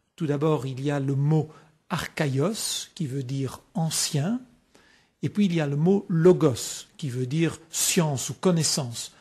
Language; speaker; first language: French; native; French